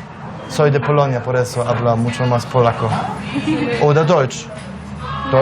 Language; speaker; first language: Spanish; non-native, learner; Polish